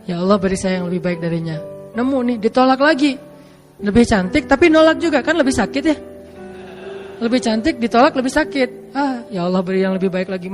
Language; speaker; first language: Indonesian; native; Indonesian